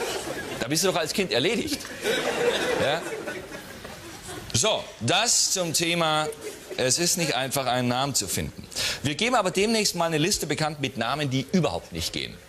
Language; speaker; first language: German; native; German